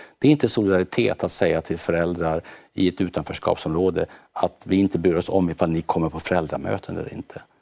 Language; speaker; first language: Swedish; native; Swedish